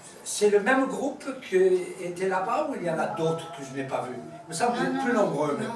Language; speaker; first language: French; native; French